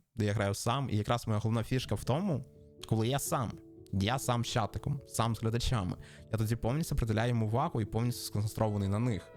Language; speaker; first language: Ukrainian; native; Ukrainian